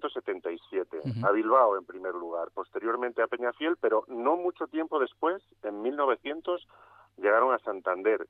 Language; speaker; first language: Spanish; native; Spanish